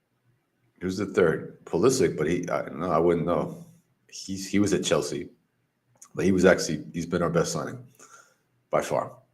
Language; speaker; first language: English; native; English